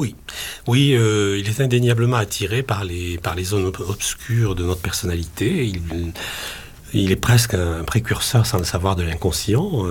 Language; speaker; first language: French; native; French